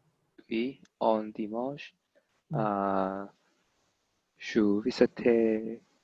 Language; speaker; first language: French; non-native, learner; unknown